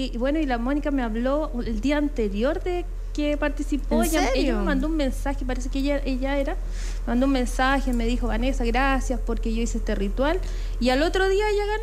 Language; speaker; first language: Spanish; native; Spanish